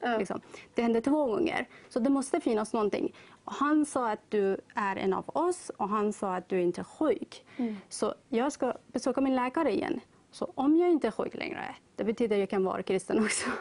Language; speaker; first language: Swedish; non-native, learner; Persian